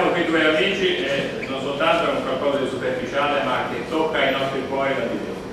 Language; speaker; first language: Italian; native; Italian